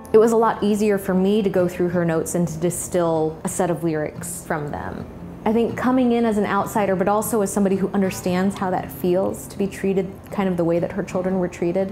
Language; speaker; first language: English; native; English